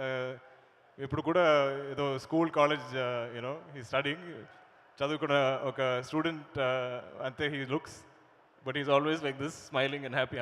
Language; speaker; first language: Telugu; non-native, learner; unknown